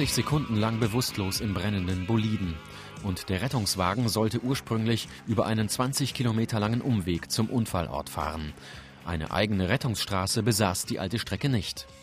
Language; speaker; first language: German; native; German